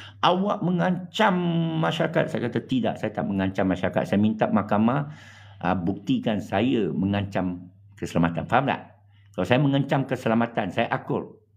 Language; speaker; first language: Malay; non-native, local second language; English